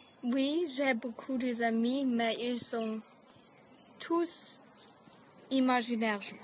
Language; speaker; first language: French; non-native, learner; English